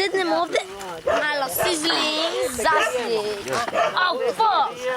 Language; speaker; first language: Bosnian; early bilingual, heritage; English